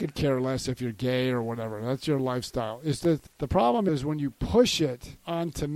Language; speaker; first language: English; native; English